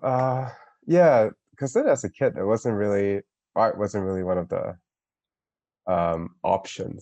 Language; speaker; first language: English; non-native, local second language; Cantonese